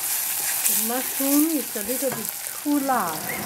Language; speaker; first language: English; non-native, learner; Chinese